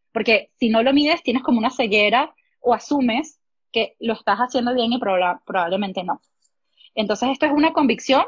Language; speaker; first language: Spanish; native; Spanish